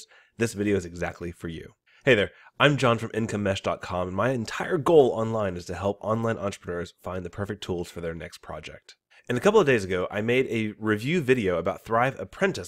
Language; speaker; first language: English; native; English